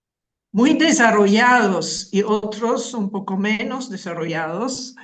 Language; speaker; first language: Spanish; non-native, fluent; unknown